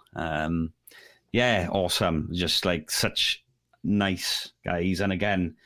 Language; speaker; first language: English; native; English